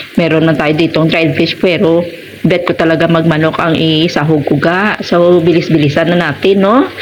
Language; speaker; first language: Filipino; non-native, local second language; Hiligaynon